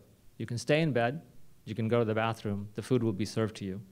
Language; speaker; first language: English; non-native, local second language; Hindi